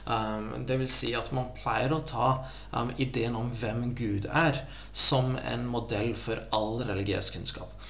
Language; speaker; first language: Norwegian; non-native, fluent; English